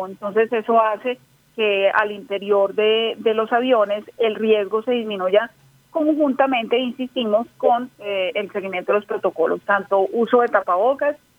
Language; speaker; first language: Spanish; native; Spanish